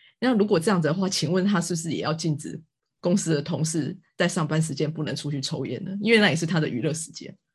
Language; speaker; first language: Chinese; native; Chinese